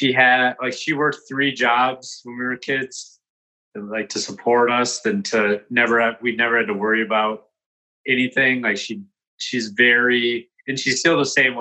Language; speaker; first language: English; native; English